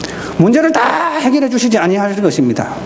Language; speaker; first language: Korean; native; Korean